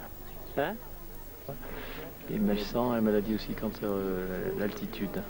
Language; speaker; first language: French; native; French